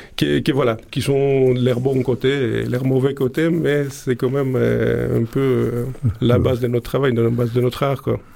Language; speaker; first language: French; non-native, fluent; Greek